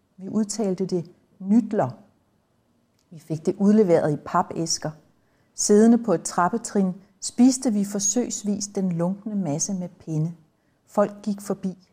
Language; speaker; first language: Danish; native; Danish